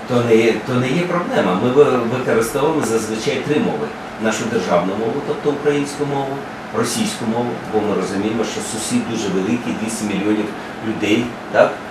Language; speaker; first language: Ukrainian; non-native, local second language; Russian